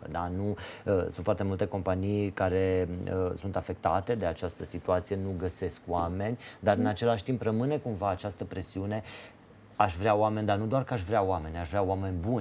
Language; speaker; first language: Romanian; native; Romanian